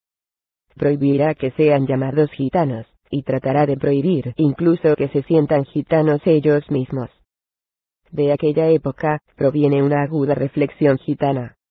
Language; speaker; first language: Spanish; native; Spanish